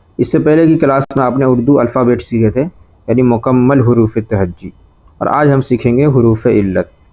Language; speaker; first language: Urdu; native; Urdu